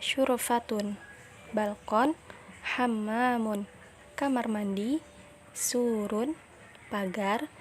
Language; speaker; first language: Arabic; non-native, learner; Indonesian